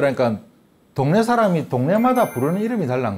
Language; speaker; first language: Korean; native; Korean